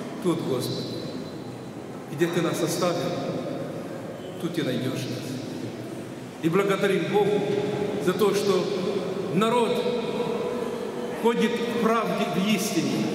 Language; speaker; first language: Russian; non-native, local second language; Ukrainian